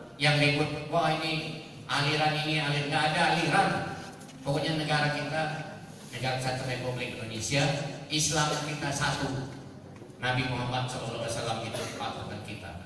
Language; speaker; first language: Indonesian; native; Indonesian